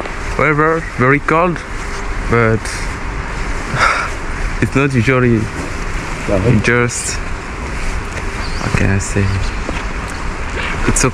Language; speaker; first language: English; non-native, learner; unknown